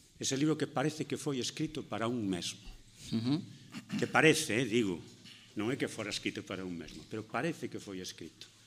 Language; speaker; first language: Galician; non-native, local second language; Spanish